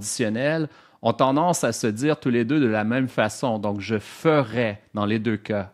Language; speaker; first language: French; native; French